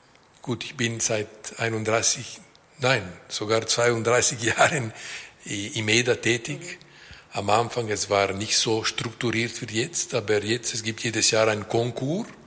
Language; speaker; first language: German; non-native, local second language; French